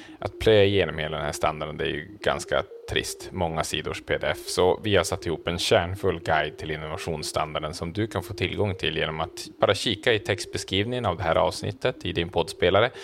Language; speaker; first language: Swedish; native; Swedish